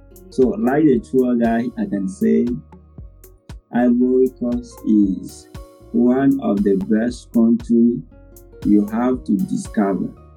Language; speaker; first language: English; non-native, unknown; French